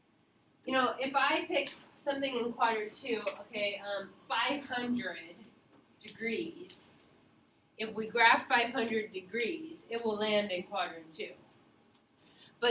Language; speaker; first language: English; native; English